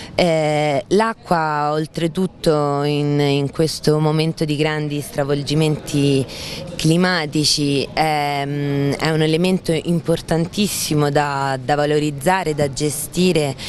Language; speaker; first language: Italian; native; Italian